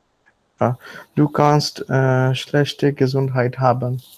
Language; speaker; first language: German; non-native, learner; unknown